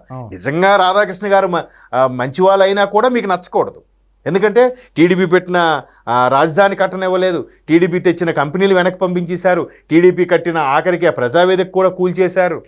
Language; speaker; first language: Telugu; native; Telugu